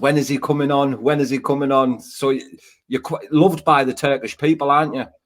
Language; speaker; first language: English; native; English